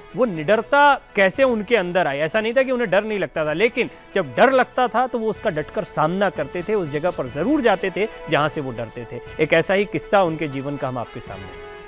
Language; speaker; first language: Hindi; native; Hindi